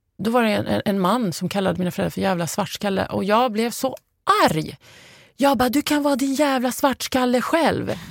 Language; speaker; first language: Swedish; early bilingual, other home language; Arabic